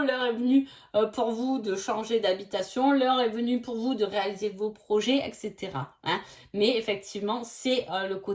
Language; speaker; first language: French; native; French